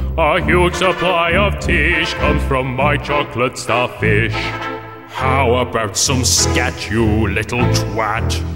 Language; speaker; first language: French; native; French